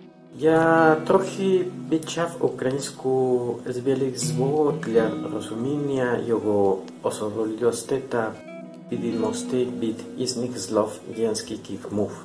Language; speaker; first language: Ukrainian; non-native, learner; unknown